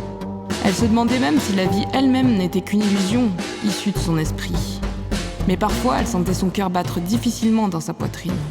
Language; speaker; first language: French; native; French